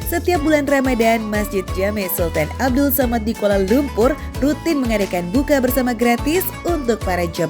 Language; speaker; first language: Indonesian; native; Indonesian